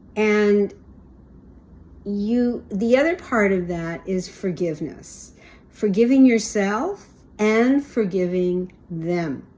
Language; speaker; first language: English; native; English